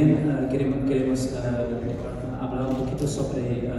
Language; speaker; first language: Spanish; non-native, fluent; English